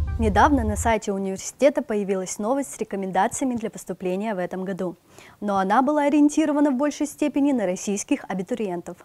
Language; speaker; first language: Russian; native; Russian